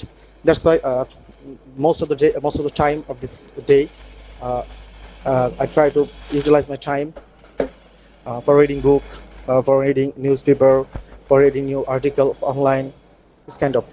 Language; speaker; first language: English; non-native, learner; Bangla